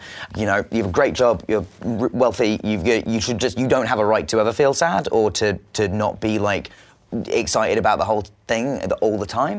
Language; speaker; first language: English; native; English